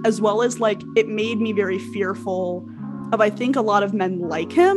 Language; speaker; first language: English; native; English